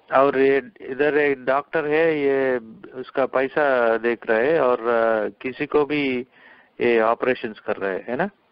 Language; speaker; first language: Hindi; non-native, local second language; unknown